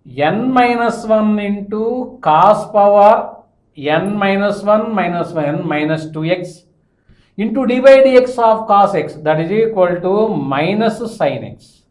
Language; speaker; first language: English; non-native, local second language; Telugu